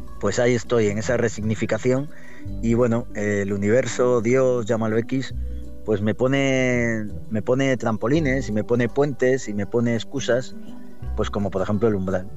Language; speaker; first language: Spanish; non-native, fluent; English